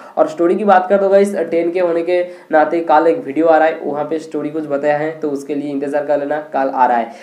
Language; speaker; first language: Hindi; non-native, local second language; Bangla